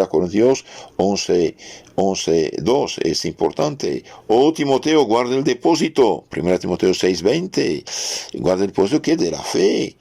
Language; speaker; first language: Spanish; non-native, fluent; French